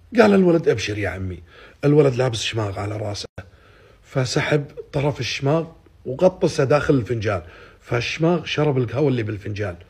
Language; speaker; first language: Arabic; native; Arabic